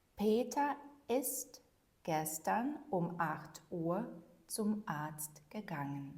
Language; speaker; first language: German; non-native, fluent; Ukrainian